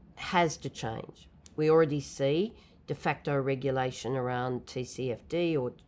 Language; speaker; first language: English; native; English